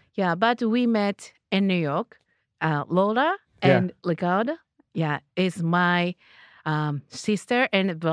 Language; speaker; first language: English; non-native, learner; Japanese